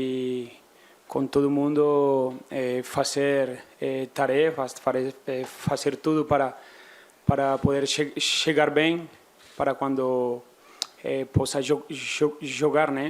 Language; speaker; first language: Portuguese; non-native, fluent; Spanish